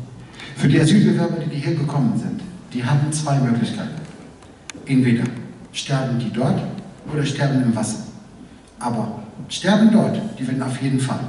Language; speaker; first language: German; non-native, fluent; Arabic